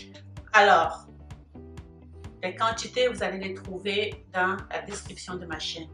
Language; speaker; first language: French; native; French